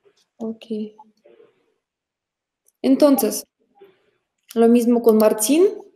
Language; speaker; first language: Spanish; non-native, fluent; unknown